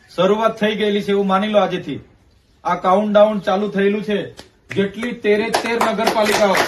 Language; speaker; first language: Gujarati; non-native, local second language; Vasavi